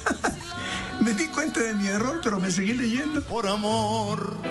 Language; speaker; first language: Spanish; native; Spanish